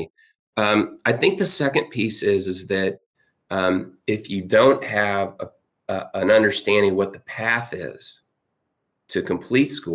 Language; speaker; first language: English; native; English